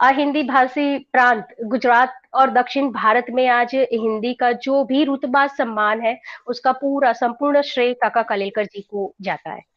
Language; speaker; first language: Hindi; non-native, local second language; Gujarati